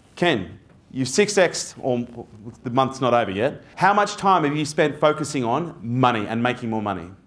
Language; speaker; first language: English; native; English